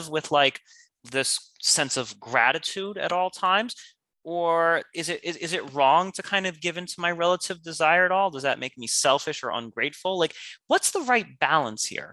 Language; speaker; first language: English; native; English